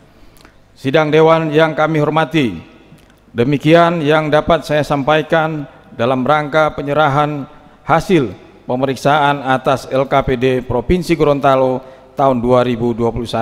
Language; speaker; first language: Indonesian; native; Indonesian